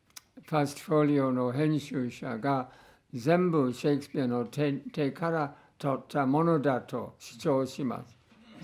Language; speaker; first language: Japanese; non-native, fluent; English